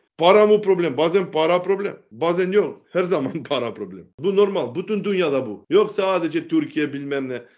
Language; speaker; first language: Turkish; non-native, learner; Macedonian